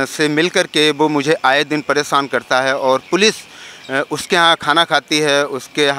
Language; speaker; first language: Hindi; native; Hindi